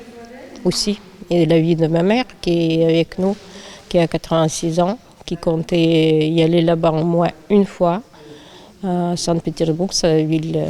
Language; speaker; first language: French; non-native, fluent; Russian